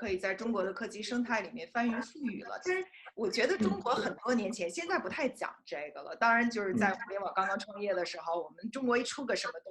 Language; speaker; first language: Chinese; native; Chinese